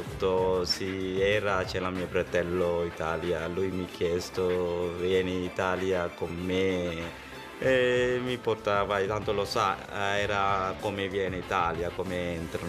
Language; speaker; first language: Italian; non-native, learner; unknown